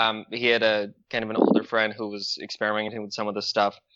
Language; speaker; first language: English; early bilingual, other home language; Russian